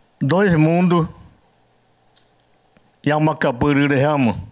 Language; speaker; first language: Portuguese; non-native, learner; Yanomámi